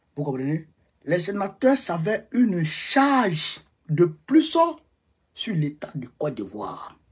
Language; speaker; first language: French; non-native, local second language; Bambara